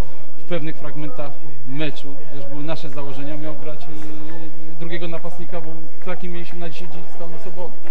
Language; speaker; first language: Polish; native; Polish